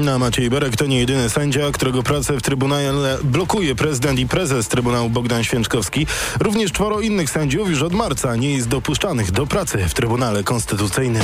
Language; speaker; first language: Polish; native; Polish